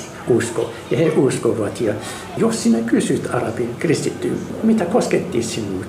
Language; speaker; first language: Finnish; non-native, fluent; Arabic